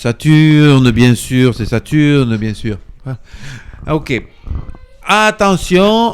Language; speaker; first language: French; native; French